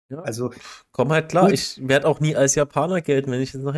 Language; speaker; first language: German; native; German